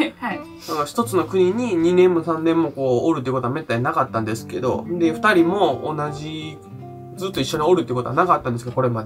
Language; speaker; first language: Japanese; native; Japanese